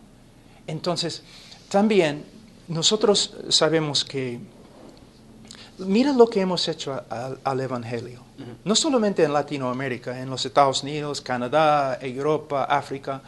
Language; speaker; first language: Spanish; non-native, fluent; English